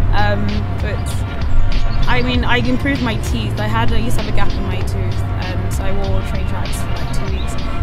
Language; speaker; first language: English; native; English